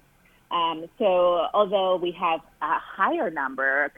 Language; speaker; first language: English; non-native, fluent; Spanish